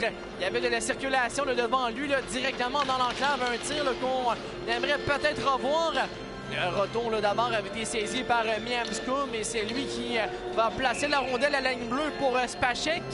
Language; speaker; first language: French; native; French